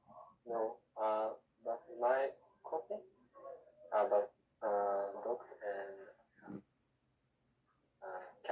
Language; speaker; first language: English; non-native, learner; Korean